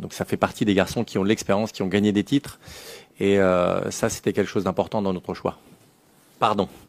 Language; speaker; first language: French; native; French